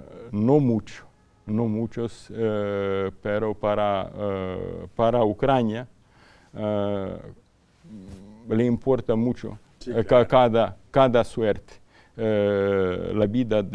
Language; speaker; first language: Spanish; non-native, fluent; Ukrainian